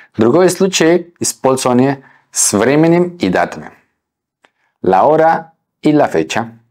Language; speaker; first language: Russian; non-native, fluent; Spanish